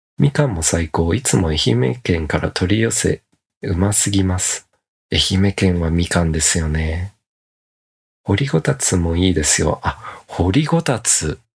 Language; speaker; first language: Japanese; native; Japanese